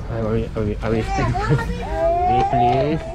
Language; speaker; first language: English; non-native, learner; Korean